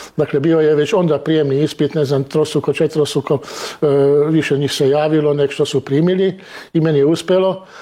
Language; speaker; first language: Croatian; early bilingual, heritage; Croatian